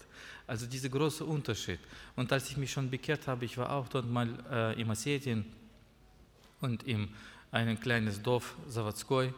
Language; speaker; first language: German; non-native, learner; Russian